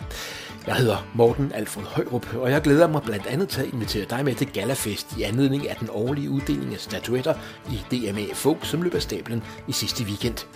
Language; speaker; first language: Danish; native; Danish